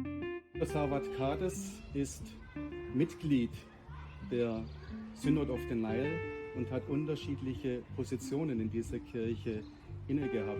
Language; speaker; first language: German; native; German